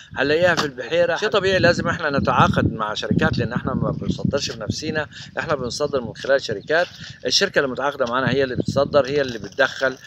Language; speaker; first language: Egyptian Arabic; native; Egyptian Arabic